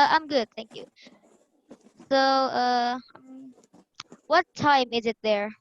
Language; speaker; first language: English; non-native, learner; Indonesian